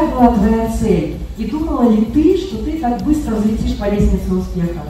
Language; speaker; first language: Russian; native; Russian